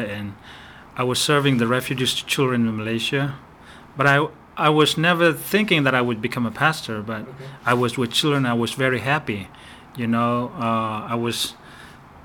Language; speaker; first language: English; non-native, fluent; Burmese